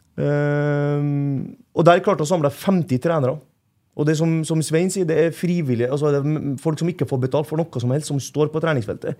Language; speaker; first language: Norwegian; non-native, fluent; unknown